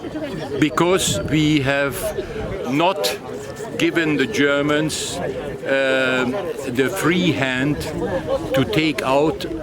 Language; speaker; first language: English; non-native, fluent; Hungarian